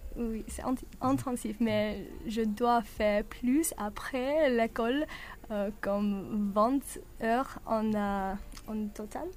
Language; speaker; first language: French; non-native, learner; English